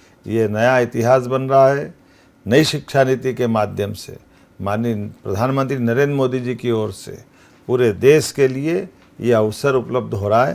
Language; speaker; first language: Hindi; native; Hindi